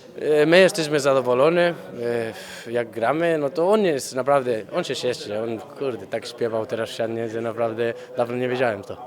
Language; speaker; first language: Polish; non-native, fluent; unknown